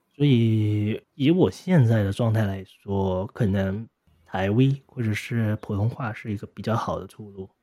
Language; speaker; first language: Chinese; non-native, local second language; Cantonese